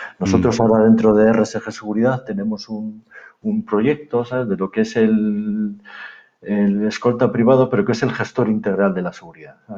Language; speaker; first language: Spanish; native; Spanish